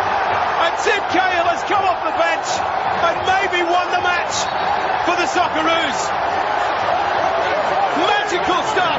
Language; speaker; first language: English; native; English